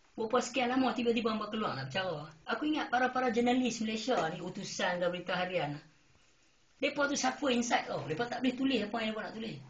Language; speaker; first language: Malay; native; Malay